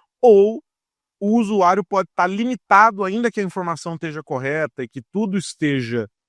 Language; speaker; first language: Portuguese; native; Portuguese